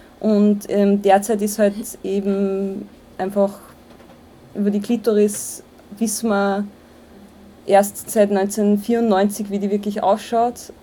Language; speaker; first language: German; native; German